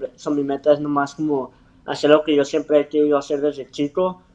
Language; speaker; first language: Spanish; early bilingual, heritage; Spanish